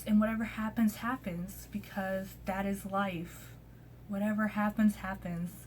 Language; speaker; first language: English; native; English